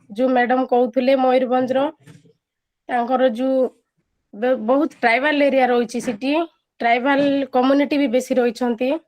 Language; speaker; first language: Odia; non-native, local second language; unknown